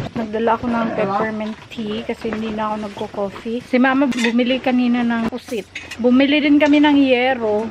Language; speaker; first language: Filipino; non-native, local second language; Cebuano